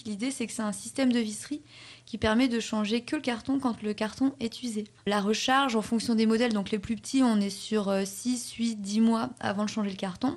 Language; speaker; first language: French; native; French